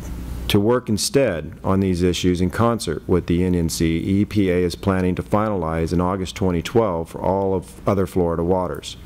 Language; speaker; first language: English; native; English